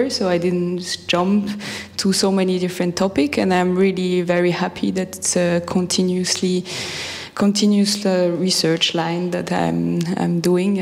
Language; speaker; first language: English; non-native, fluent; French